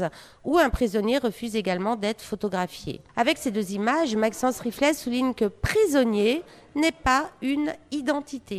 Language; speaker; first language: French; native; French